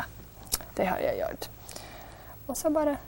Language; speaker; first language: Swedish; non-native, fluent; English